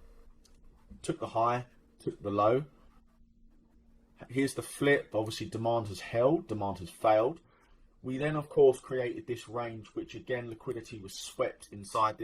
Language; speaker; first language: English; native; English